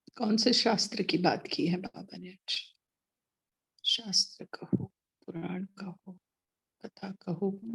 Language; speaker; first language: Hindi; native; Hindi